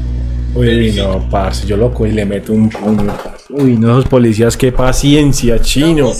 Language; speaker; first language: Spanish; native; Spanish